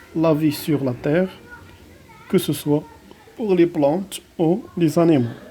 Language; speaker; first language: French; non-native, local second language; Arabic